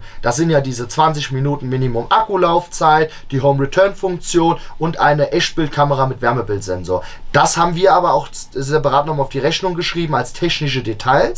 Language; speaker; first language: German; native; German